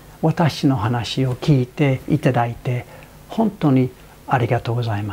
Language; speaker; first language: Japanese; non-native, fluent; English